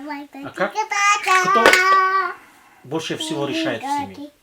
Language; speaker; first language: Russian; non-native, fluent; Indonesian